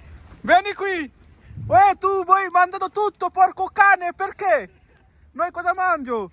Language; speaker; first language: Italian; non-native, learner; Bangla